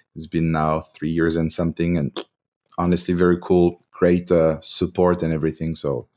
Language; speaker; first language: English; non-native, fluent; French